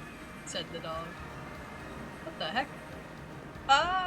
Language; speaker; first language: English; native; English